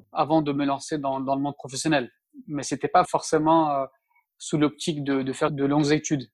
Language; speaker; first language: French; early bilingual, other home language; Turkish